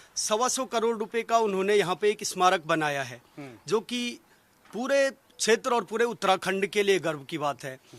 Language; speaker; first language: Hindi; native; Hindi